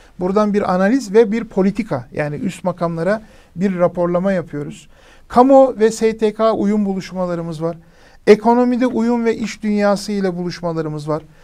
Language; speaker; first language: Turkish; native; Turkish